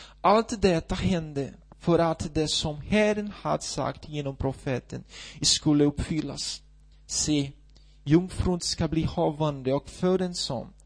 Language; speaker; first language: Swedish; non-native, fluent; Portuguese